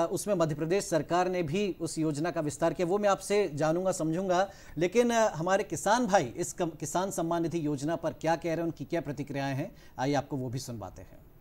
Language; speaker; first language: Hindi; native; Hindi